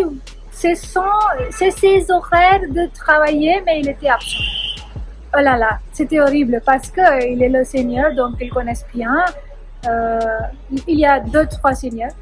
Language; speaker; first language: French; non-native, learner; Punjabi